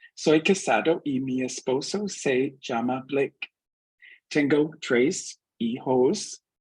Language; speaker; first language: Spanish; non-native, learner; English